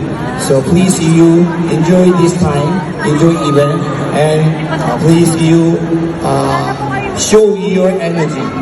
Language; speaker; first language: English; non-native, learner; Korean